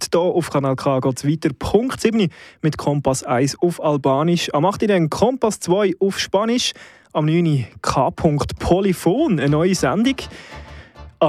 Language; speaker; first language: German; native; German